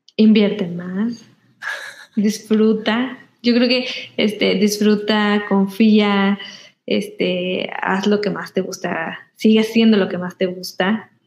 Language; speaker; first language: Spanish; native; Spanish